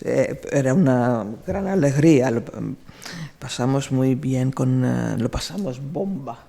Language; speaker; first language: Spanish; non-native, fluent; Greek